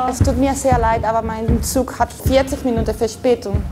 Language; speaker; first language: German; non-native, fluent; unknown